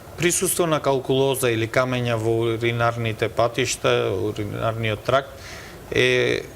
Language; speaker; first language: Macedonian; native; Macedonian